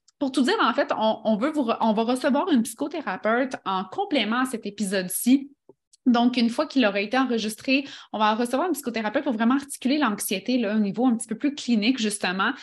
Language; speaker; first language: French; native; French